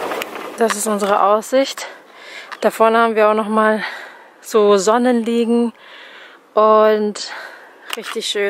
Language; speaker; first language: German; native; German